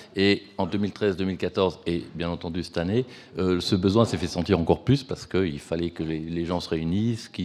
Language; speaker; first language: French; native; French